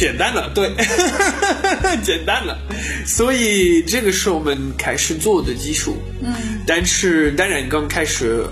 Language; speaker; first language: Chinese; non-native, learner; French